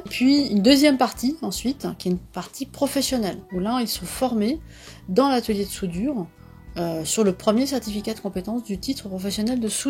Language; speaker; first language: French; native; French